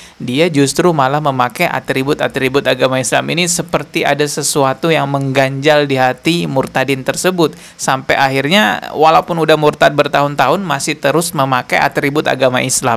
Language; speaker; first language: Indonesian; native; Indonesian